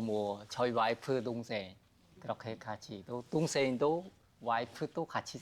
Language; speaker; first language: Korean; non-native, learner; Khmer